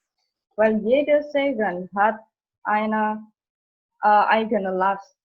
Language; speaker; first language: German; non-native, fluent; Indonesian